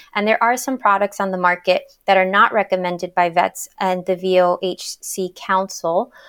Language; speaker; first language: English; native; English